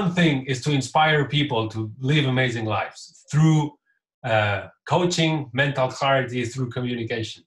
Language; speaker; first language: English; non-native, fluent; Catalan